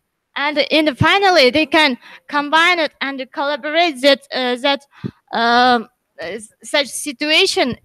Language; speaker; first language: English; non-native, learner; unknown